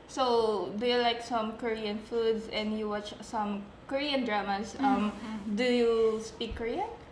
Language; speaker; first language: English; non-native, local second language; Filipino